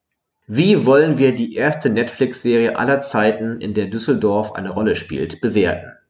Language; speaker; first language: German; native; German